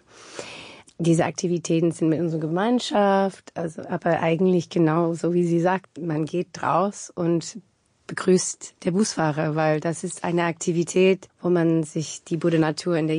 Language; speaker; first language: German; non-native, fluent; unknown